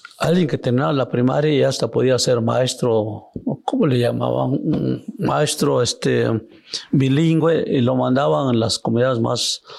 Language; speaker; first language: Spanish; non-native, local second language; Zapotec